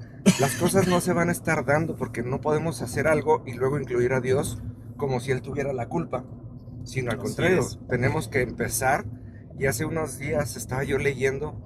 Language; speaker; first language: Spanish; native; Spanish